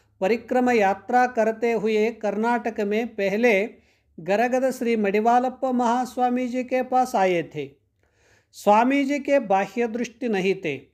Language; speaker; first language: Hindi; non-native, local second language; Kannada